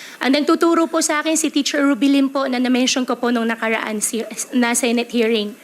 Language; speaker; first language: Filipino; native; Filipino